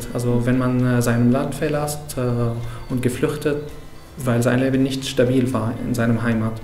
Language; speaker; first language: German; non-native, fluent; Arabic